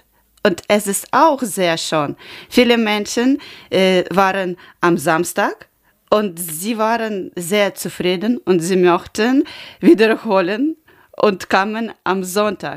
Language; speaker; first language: German; non-native, learner; Ukrainian